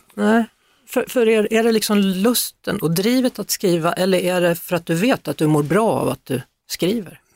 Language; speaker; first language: Swedish; native; Swedish